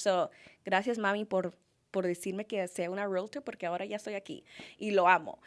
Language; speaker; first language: Spanish; early bilingual, heritage; Spanish